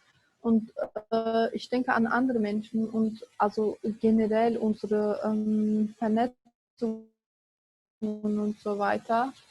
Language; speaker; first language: German; non-native, fluent; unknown